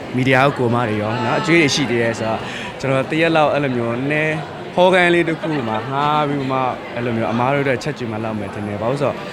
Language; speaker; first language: Burmese; native; Burmese